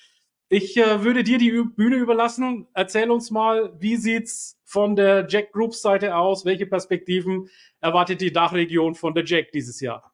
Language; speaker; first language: German; native; German